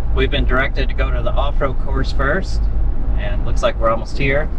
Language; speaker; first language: English; native; English